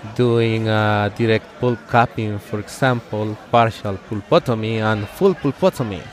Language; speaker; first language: English; non-native, fluent; Spanish